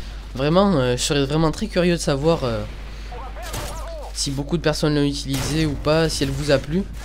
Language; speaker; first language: French; native; French